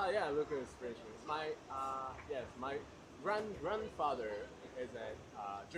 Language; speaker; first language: English; non-native, learner; Japanese